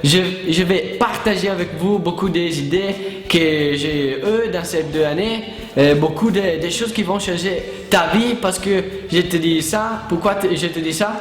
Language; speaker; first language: French; non-native, learner; Italian